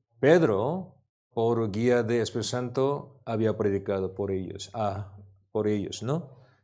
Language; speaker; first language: Spanish; non-native, learner; Korean